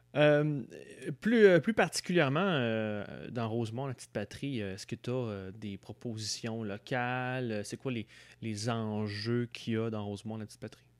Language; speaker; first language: French; native; French